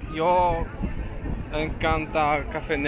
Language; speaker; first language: Spanish; non-native, learner; Polish